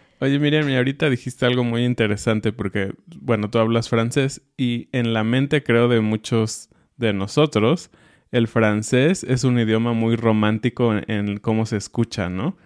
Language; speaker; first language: Spanish; native; Spanish